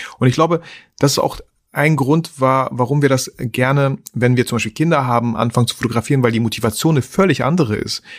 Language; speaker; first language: German; early bilingual, other home language; Russian